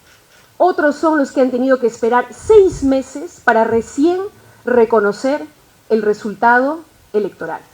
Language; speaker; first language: Spanish; native; Spanish